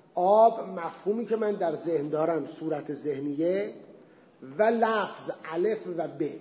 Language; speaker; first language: Persian; native; Persian